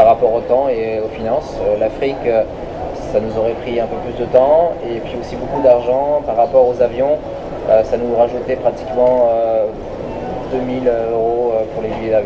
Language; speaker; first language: French; native; French